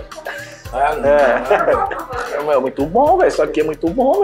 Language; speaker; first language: Portuguese; native; Portuguese